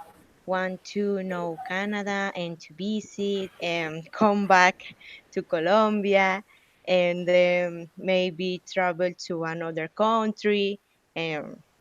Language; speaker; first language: English; non-native, learner; Spanish